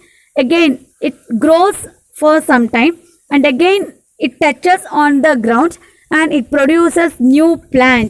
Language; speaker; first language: English; non-native, local second language; Tamil